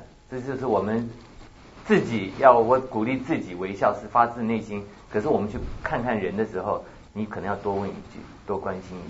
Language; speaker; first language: Chinese; native; Chinese